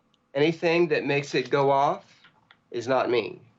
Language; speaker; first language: English; native; English